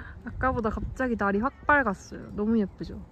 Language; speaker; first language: Korean; native; Korean